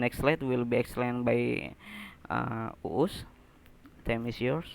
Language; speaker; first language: English; non-native, learner; Indonesian